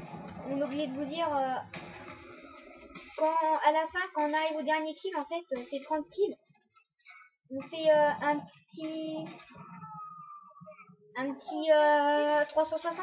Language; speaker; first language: French; native; French